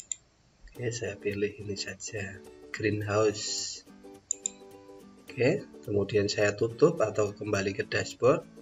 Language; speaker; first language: Indonesian; native; Indonesian